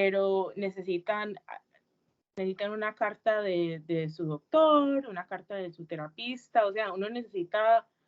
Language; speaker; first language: Spanish; early bilingual, heritage; Spanish